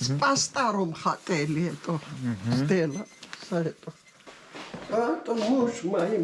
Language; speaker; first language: Russian; non-native, fluent; Georgian